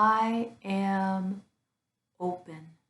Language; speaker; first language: English; native; English